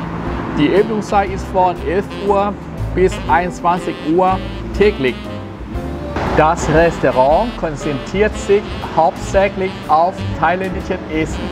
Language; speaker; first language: German; non-native, learner; Thai